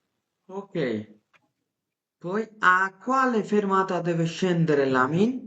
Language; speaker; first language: Italian; non-native, fluent; Bangla